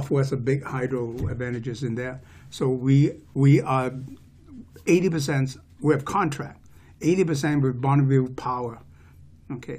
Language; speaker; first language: English; non-native, local second language; Cantonese